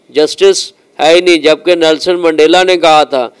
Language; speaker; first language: Urdu; native; Urdu